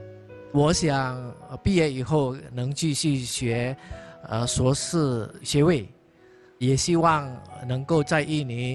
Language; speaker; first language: Chinese; non-native, fluent; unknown